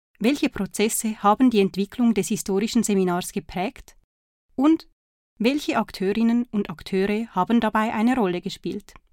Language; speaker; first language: German; native; German